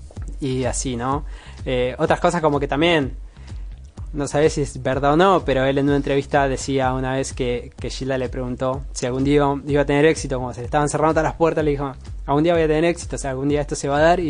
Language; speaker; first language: Spanish; native; Spanish